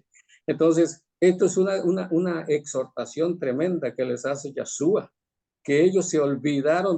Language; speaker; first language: Spanish; native; Spanish